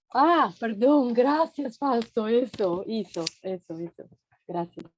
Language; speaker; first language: Spanish; non-native, fluent; Portuguese